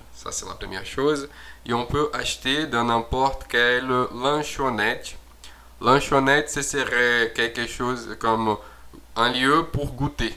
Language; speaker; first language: French; non-native, fluent; Portuguese